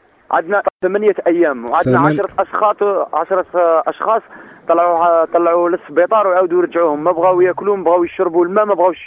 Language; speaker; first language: Arabic; native; Arabic